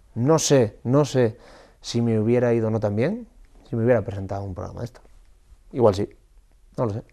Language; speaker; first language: Spanish; native; Spanish